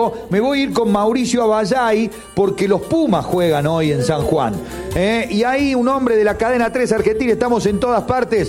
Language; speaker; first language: Spanish; native; Spanish